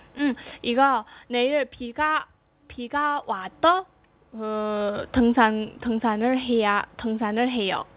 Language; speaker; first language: Korean; non-native, fluent; Chinese